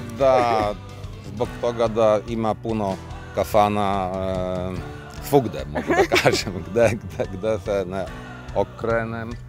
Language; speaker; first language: Serbian; non-native, learner; Polish